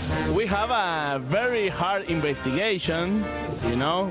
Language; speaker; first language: English; non-native, learner; Spanish